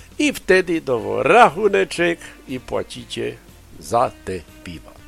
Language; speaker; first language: Polish; native; Polish